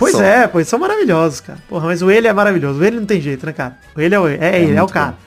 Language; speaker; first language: Portuguese; native; Portuguese